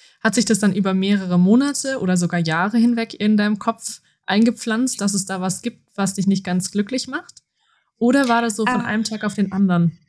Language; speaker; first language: German; native; German